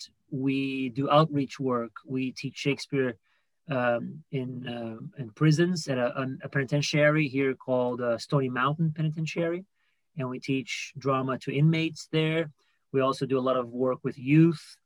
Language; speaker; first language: English; non-native, fluent; Portuguese